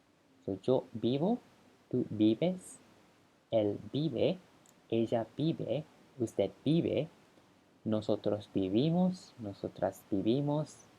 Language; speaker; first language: Spanish; non-native, fluent; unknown